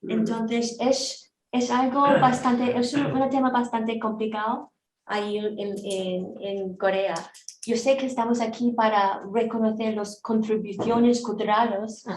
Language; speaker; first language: Spanish; non-native, fluent; Korean